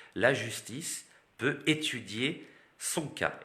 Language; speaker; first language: French; non-native, local second language; Arabic